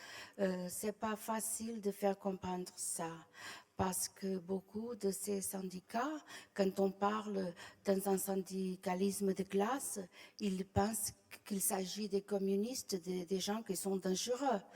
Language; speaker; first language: French; non-native, fluent; Portuguese